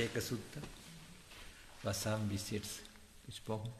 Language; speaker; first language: German; non-native, learner; Sinhala